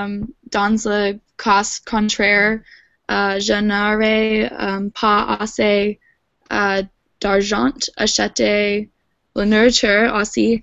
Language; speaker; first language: French; non-native, learner; English